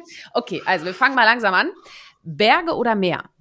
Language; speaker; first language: German; native; German